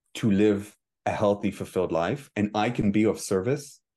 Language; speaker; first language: English; early bilingual, heritage; Hebrew